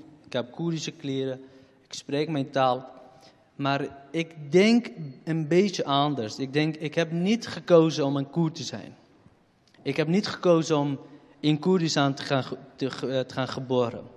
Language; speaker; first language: Dutch; non-native, fluent; Kurdish